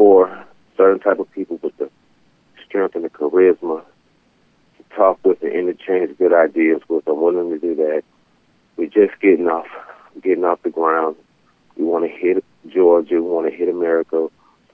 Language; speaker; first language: English; native; English